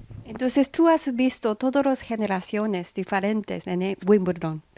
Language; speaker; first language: Spanish; non-native, fluent; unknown